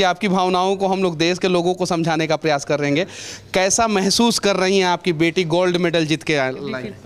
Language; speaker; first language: Hindi; native; Hindi